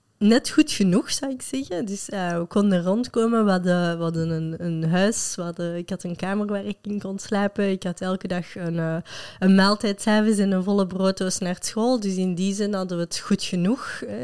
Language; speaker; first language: Dutch; non-native, local second language; French